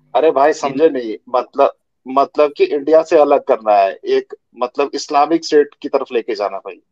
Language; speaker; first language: Hindi; native; Hindi